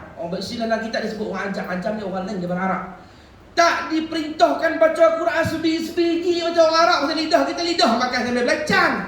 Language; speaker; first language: Malay; native; Malay